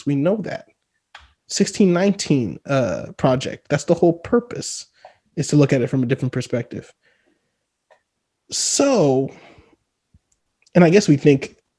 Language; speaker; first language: English; native; English